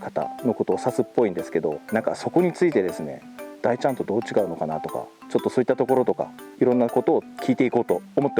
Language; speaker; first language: Japanese; native; Japanese